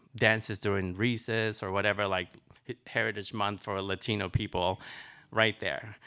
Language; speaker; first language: English; early bilingual, other home language; Spanish